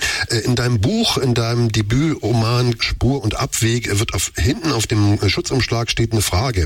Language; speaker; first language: German; native; German